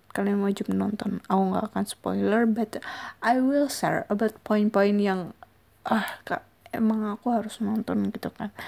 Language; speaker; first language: Indonesian; native; Indonesian